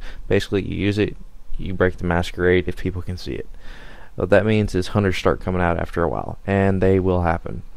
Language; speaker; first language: English; native; English